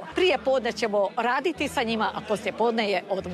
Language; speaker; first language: Croatian; early bilingual, heritage; Croatian